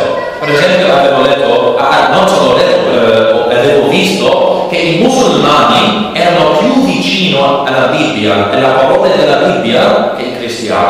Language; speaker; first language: Italian; non-native, learner; English